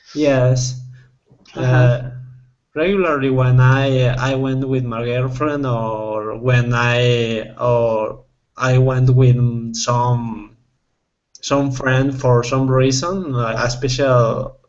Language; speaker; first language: English; non-native, fluent; Spanish